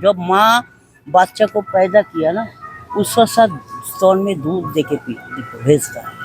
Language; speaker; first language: Hindi; non-native, local second language; Bangla